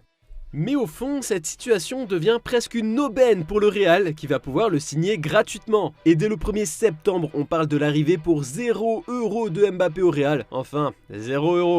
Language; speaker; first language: French; native; French